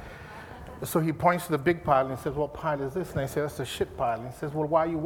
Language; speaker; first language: English; non-native, local second language; Igbo